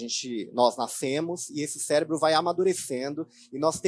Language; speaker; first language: Portuguese; native; Portuguese